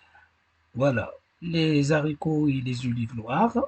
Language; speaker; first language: French; non-native, learner; Arabic